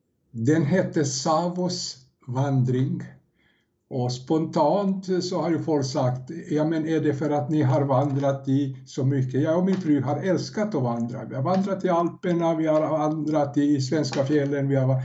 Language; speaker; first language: Swedish; non-native, fluent; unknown